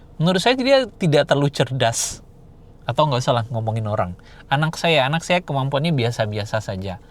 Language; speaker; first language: Indonesian; non-native, local second language; Minangkabau